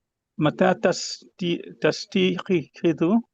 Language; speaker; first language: Arabic; non-native, learner; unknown